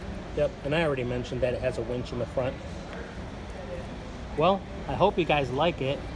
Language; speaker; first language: English; native; English